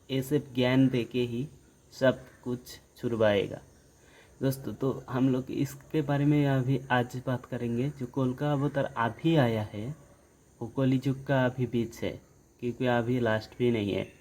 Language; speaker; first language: Hindi; non-native, local second language; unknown